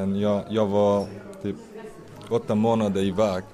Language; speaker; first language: Swedish; non-native, fluent; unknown